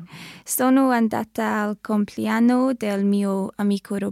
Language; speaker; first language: Italian; non-native, learner; English